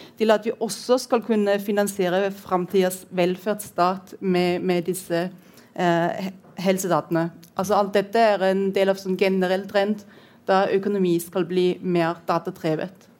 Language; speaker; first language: Norwegian; non-native, fluent; German